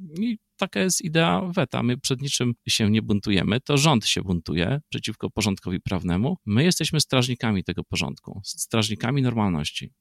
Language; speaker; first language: Polish; native; Polish